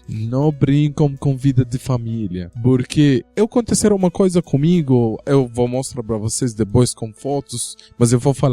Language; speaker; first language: Portuguese; non-native, learner; Arabic